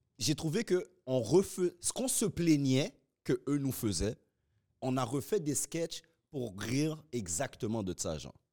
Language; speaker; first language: French; native; French